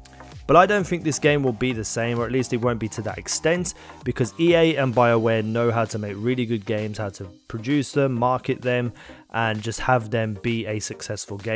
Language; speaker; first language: English; native; English